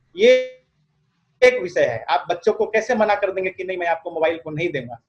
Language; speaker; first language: Hindi; native; Hindi